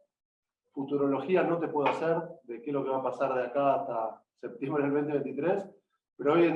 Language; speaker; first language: Spanish; native; Spanish